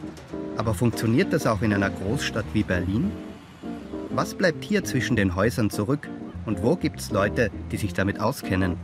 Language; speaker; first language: German; native; German